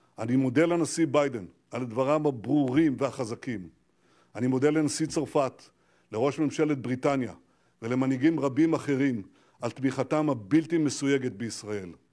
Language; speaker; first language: Hebrew; native; Hebrew